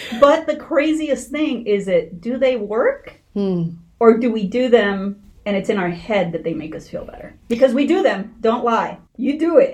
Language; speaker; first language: English; early bilingual, other home language; Spanish